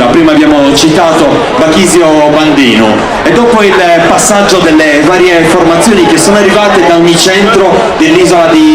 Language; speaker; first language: Italian; native; Italian